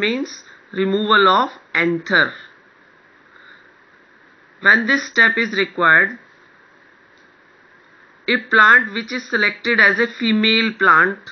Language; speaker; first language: English; non-native, local second language; Hindi